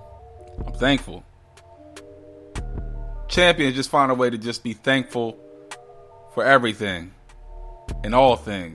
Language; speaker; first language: English; native; English